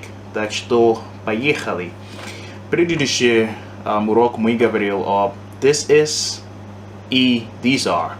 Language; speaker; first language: Russian; non-native, learner; English